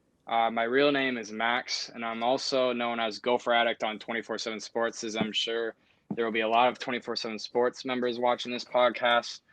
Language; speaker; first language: English; native; English